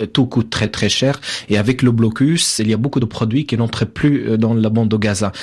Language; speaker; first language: French; non-native, fluent; Arabic